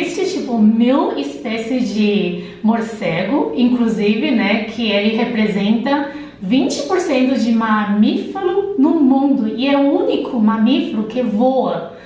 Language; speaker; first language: Portuguese; non-native, fluent; Chinese